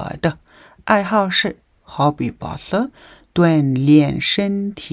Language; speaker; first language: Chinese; non-native, fluent; Mongolian